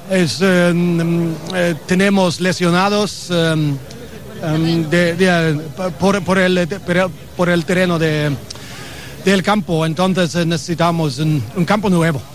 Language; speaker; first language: Spanish; non-native, learner; English